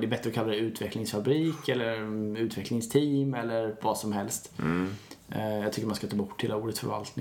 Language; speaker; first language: Swedish; native; Swedish